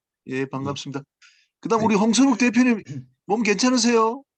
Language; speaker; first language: Korean; native; Korean